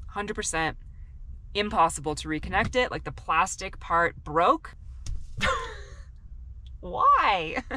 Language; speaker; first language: English; native; English